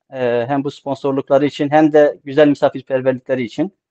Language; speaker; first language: Turkish; native; Turkish